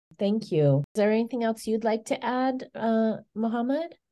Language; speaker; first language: English; native; English